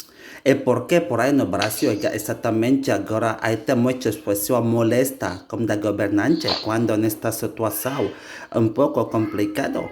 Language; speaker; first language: Portuguese; non-native, learner; Indonesian